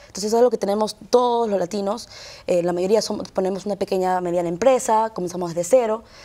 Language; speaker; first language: Spanish; early bilingual, heritage; Spanish